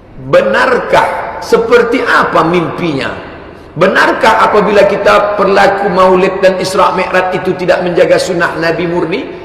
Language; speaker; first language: Malay; native; Malay